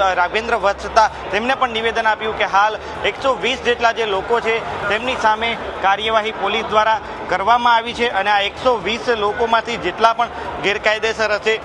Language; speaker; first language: Gujarati; native; Gujarati